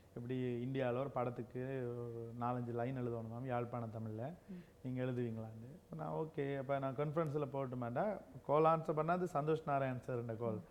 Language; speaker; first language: Tamil; native; Tamil